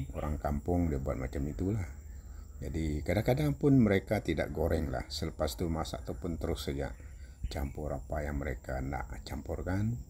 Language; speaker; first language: Malay; non-native, local second language; Iban